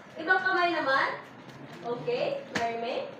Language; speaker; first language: Filipino; native; Filipino